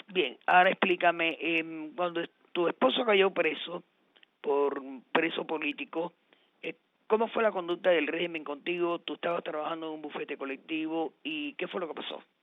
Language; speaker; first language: Spanish; native; Spanish